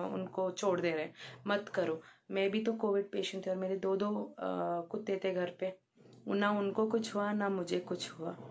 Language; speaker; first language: Hindi; non-native, local second language; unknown